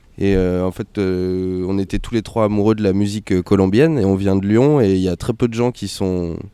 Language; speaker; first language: French; native; French